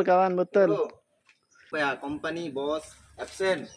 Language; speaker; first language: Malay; non-native, learner; Bangla